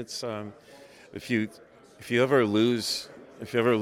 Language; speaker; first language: English; native; English